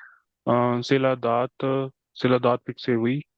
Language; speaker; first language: French; non-native, learner; Punjabi